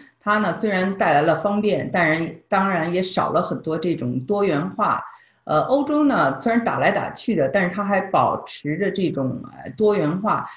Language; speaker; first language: Chinese; native; Chinese